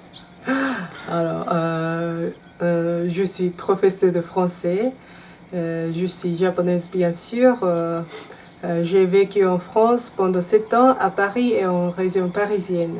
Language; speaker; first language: French; non-native, fluent; Japanese